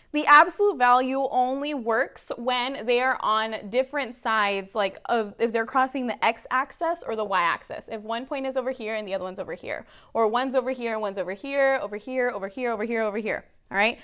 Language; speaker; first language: English; early bilingual, other home language; Spanish